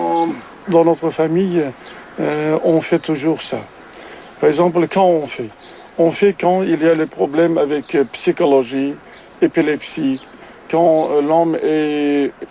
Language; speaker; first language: French; non-native, learner; Uzbek